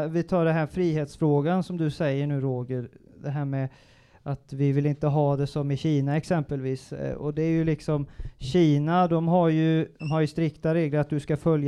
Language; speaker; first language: Swedish; native; Swedish